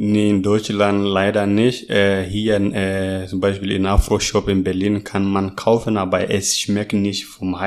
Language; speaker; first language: German; non-native, learner; Masai